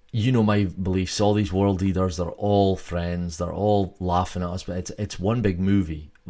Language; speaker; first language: English; native; English